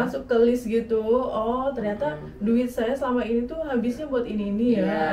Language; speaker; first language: Indonesian; native; Indonesian